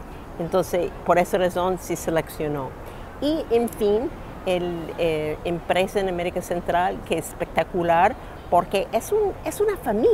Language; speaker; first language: Spanish; non-native, fluent; English